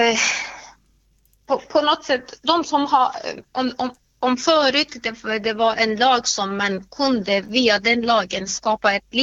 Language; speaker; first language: Swedish; non-native, fluent; Persian